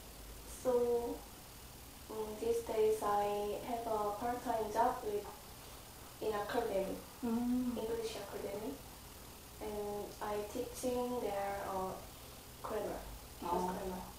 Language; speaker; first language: English; non-native, learner; Korean